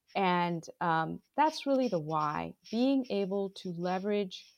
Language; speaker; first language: English; non-native, local second language; Bangla